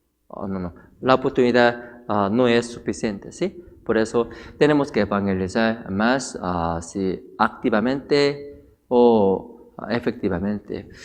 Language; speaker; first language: Spanish; non-native, fluent; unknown